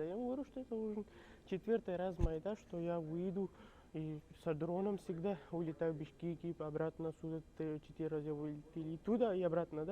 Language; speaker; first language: Russian; non-native, learner; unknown